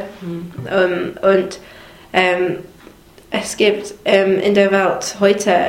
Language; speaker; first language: German; non-native, learner; English